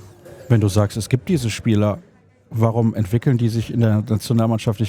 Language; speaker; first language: German; native; German